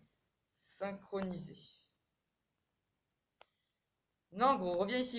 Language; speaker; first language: French; native; French